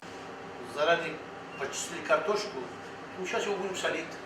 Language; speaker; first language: Russian; non-native, fluent; Tajik